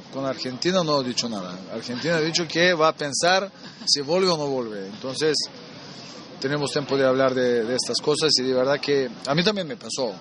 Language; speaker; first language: Spanish; non-native, fluent; Bulgarian